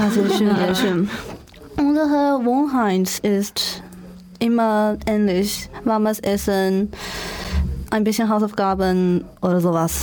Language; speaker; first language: German; non-native, learner; Chinese